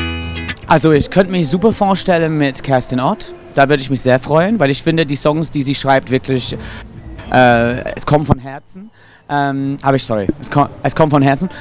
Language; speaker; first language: German; non-native, fluent; English